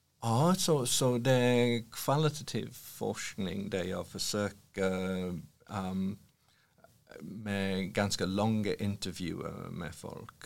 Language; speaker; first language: Swedish; non-native, fluent; English